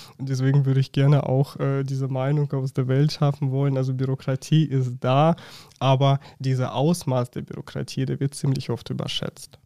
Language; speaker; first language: German; non-native, fluent; Russian